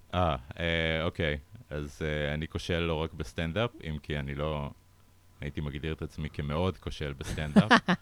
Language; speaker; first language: Hebrew; early bilingual, other home language; Russian